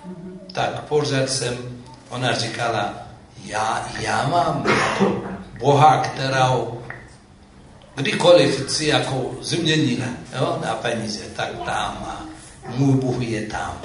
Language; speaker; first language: Czech; non-native, fluent; Amharic